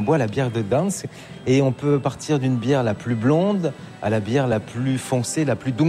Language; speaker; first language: French; native; French